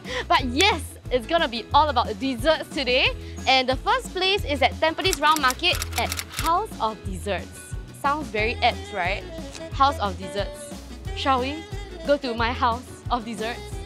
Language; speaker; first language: English; native; English